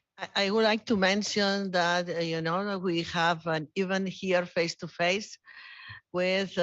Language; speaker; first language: English; non-native, learner; Spanish